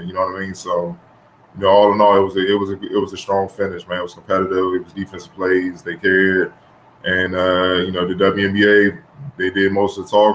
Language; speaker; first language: English; native; English